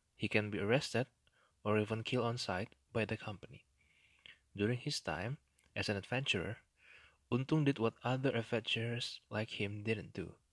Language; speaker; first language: English; non-native, fluent; Indonesian